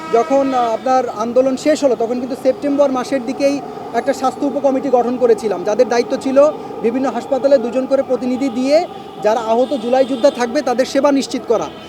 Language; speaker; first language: Bangla; native; Bangla